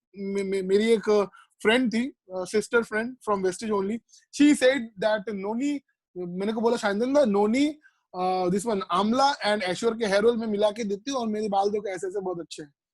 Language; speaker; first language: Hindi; non-native, local second language; Bangla